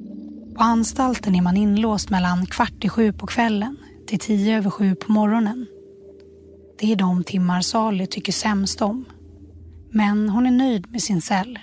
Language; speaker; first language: Swedish; native; Swedish